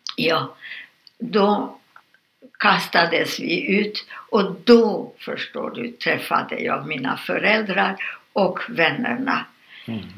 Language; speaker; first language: Swedish; non-native, fluent; Hungarian